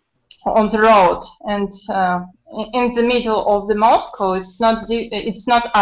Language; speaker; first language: English; non-native, learner; Russian